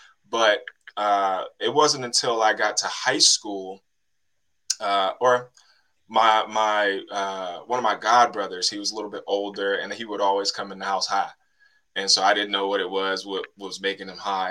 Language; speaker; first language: English; native; English